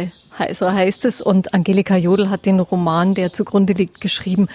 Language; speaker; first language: German; native; German